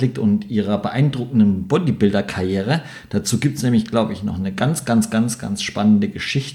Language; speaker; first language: German; native; German